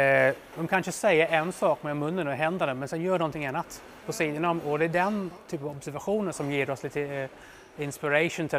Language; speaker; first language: Swedish; non-native, fluent; English